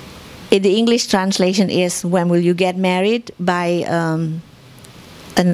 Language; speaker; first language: English; non-native, fluent; Indonesian